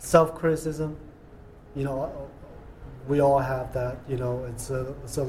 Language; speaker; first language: English; non-native, local second language; Cantonese